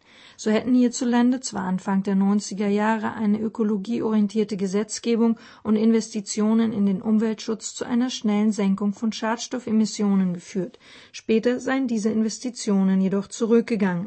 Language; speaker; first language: German; native; German